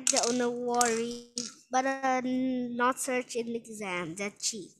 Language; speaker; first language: English; non-native, learner; Vietnamese